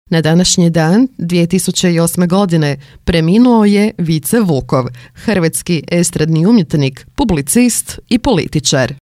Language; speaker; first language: Croatian; native; Croatian